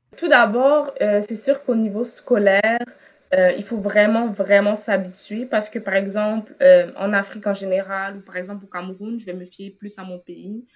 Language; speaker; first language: French; early bilingual, other home language; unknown